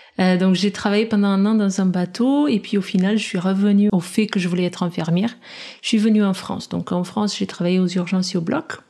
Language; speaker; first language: French; non-native, fluent; Portuguese